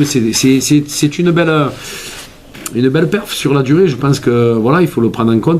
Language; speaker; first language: French; native; French